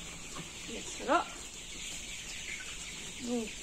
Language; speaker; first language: French; native; French